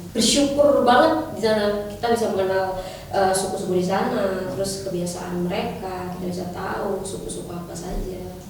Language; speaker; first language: Indonesian; native; Indonesian